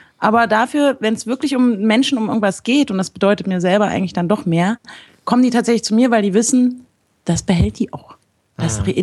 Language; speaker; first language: German; native; German